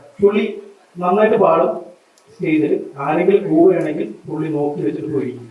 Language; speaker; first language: Malayalam; native; Malayalam